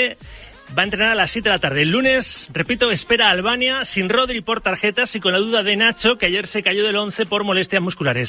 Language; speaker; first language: Spanish; native; Spanish